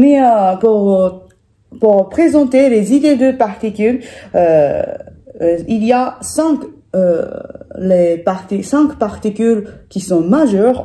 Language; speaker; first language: French; non-native, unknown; Japanese